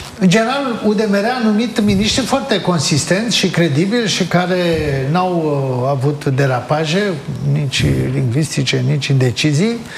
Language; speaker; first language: Romanian; native; Romanian